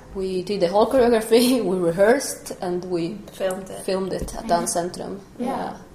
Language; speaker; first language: English; non-native, fluent; Spanish